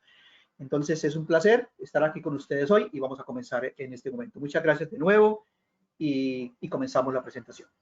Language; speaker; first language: Spanish; native; Spanish